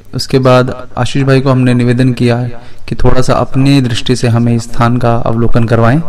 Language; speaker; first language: Hindi; native; Hindi